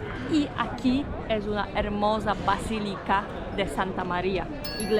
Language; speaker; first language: Spanish; non-native, fluent; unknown